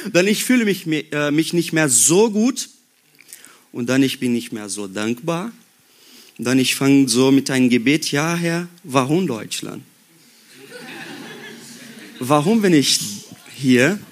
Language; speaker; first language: German; non-native, learner; Portuguese